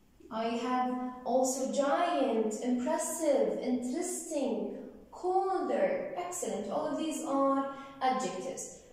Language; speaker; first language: English; non-native, fluent; Arabic